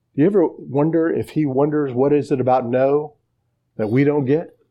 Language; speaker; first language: English; native; English